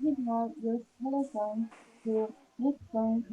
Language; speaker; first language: English; non-native, learner; Chinese